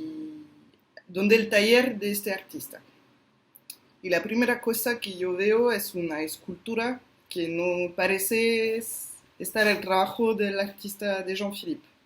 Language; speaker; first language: Spanish; non-native, fluent; French